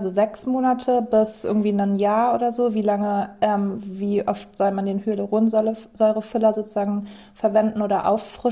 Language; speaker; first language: German; native; German